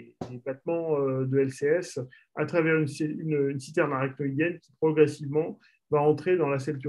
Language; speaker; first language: French; native; French